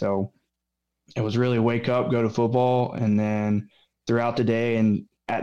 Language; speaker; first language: English; native; English